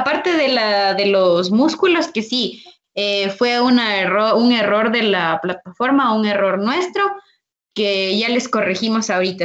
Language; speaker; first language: Spanish; native; Spanish